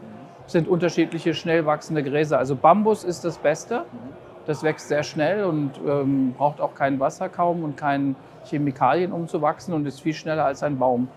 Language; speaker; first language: German; native; German